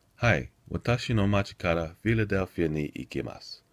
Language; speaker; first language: Japanese; non-native, learner; English